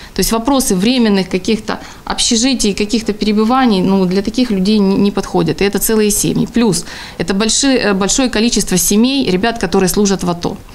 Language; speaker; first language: Russian; native; Russian